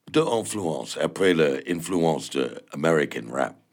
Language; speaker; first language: French; non-native, fluent; English